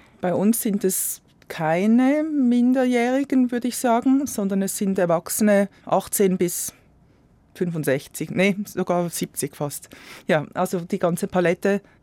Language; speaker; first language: German; native; German